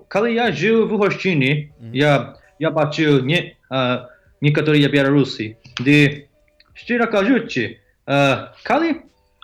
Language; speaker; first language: Belarusian; non-native, learner; Japanese